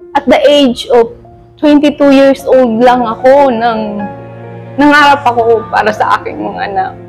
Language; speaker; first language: Filipino; non-native, local second language; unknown